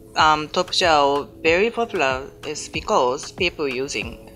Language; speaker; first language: English; non-native, learner; Japanese